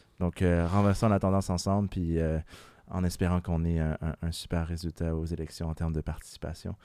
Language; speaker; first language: French; native; French